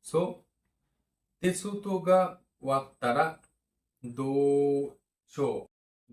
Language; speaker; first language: Japanese; non-native, learner; Bangla